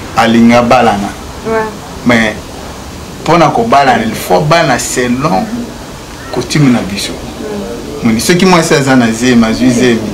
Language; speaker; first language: Lingala; non-native, local second language; Luba-Lulua